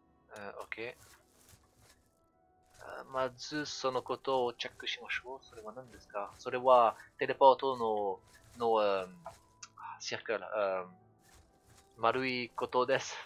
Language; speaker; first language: Japanese; non-native, learner; French